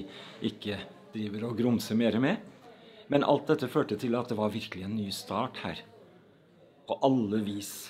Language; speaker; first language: Norwegian; native; Norwegian